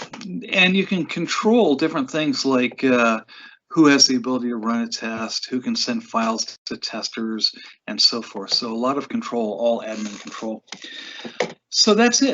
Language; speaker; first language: English; native; English